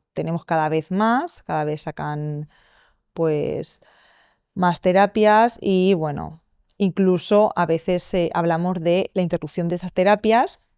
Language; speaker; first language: Spanish; native; Spanish